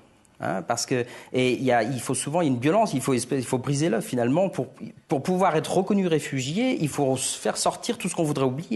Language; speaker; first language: French; native; French